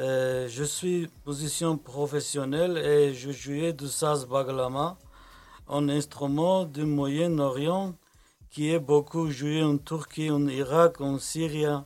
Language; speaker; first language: French; non-native, learner; Kurdish